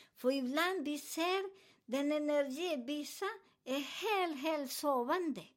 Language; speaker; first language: Swedish; non-native, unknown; Spanish